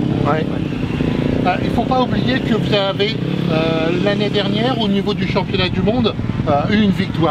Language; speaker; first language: French; native; French